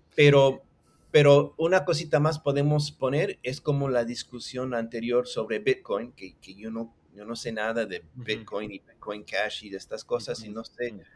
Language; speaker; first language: Spanish; non-native, local second language; English